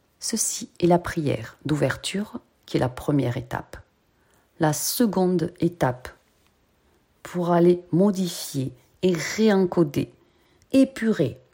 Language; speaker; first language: French; native; French